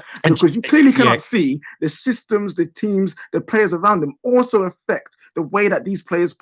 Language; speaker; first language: English; native; English